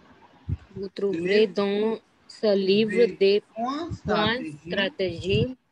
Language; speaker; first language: French; non-native, learner; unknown